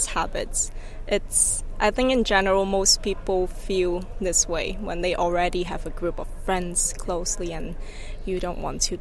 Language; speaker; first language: English; non-native, local second language; Cantonese